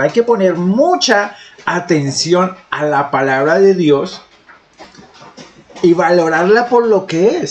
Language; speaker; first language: Spanish; native; Spanish